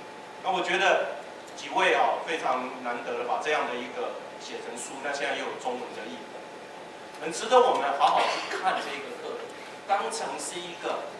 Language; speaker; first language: Chinese; native; Chinese